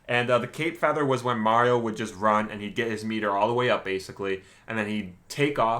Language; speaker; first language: English; native; English